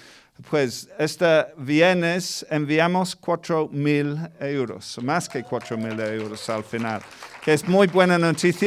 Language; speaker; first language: Spanish; non-native, fluent; English